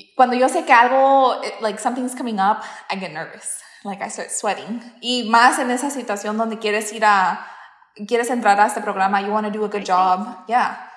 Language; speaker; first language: Spanish; early bilingual, heritage; Spanish